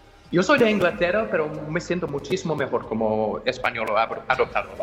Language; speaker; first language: Spanish; non-native, fluent; English